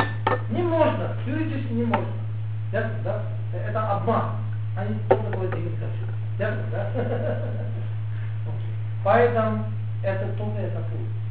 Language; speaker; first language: Russian; non-native, learner; Tibetan